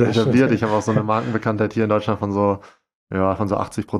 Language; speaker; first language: German; native; German